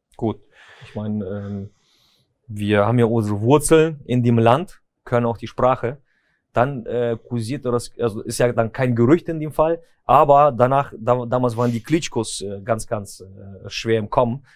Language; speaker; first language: German; early bilingual, other home language; Russian